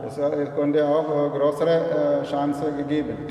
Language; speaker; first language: German; non-native, learner; Malayalam